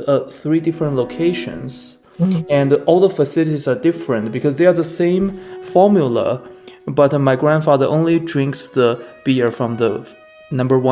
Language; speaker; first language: English; non-native, fluent; Chinese